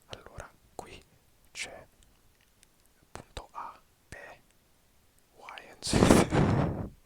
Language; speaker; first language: Italian; early bilingual, heritage; English